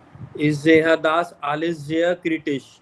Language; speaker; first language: German; non-native, fluent; Hindi